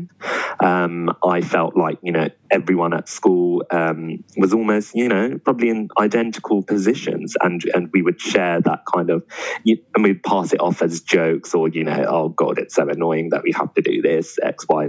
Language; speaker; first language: English; native; English